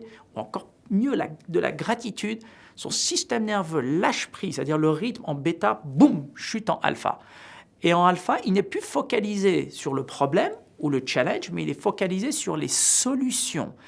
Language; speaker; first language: French; native; French